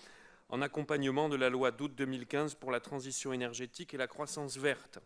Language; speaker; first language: French; native; French